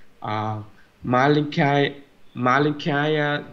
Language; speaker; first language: Russian; non-native, learner; Vietnamese